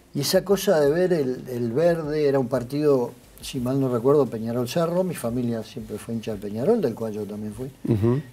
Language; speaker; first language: Spanish; native; Spanish